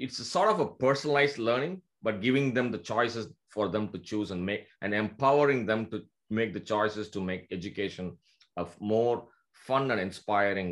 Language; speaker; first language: English; non-native, local second language; Tamil